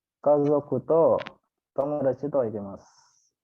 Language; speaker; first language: Japanese; non-native, learner; Indonesian